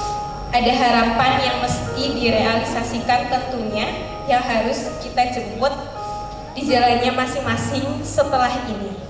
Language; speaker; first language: Indonesian; native; Indonesian